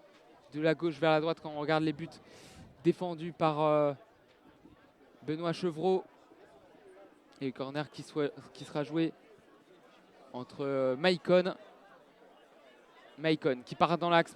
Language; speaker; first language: French; native; French